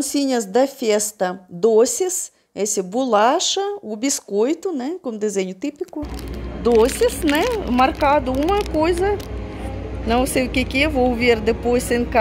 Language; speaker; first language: Portuguese; non-native, fluent; Russian